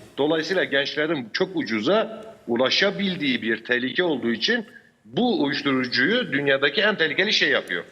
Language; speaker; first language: Turkish; native; Turkish